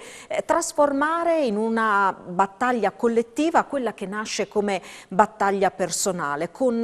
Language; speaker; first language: Italian; native; Italian